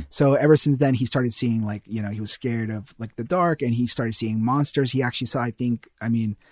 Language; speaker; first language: English; early bilingual, heritage; Spanish